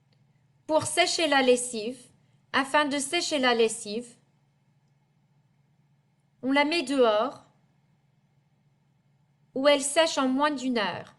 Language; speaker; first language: French; non-native, fluent; English